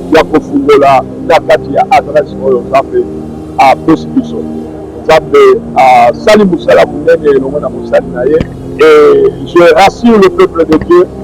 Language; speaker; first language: Lingala; native; Lingala